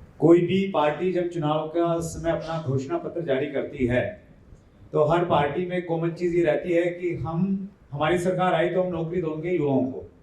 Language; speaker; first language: Hindi; native; Hindi